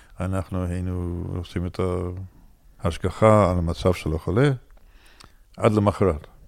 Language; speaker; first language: Hebrew; non-native, fluent; English